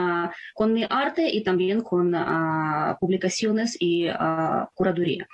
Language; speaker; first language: Spanish; non-native, fluent; Ukrainian